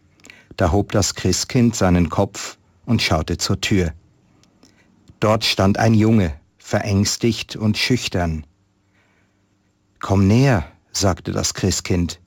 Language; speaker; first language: German; native; German